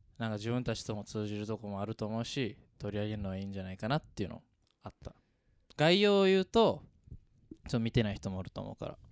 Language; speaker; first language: Japanese; native; Japanese